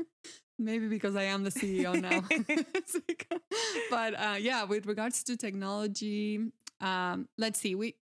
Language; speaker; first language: English; non-native, fluent; Spanish